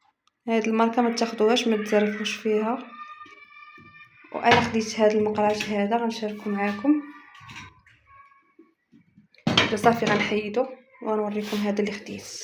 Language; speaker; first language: Arabic; native; Arabic